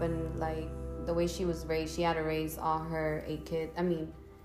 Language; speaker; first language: English; native; English